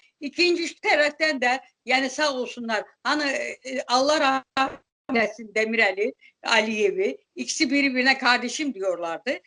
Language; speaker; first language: Turkish; non-native, fluent; Azerbaijani